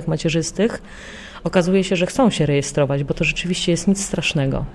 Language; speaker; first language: Polish; native; Polish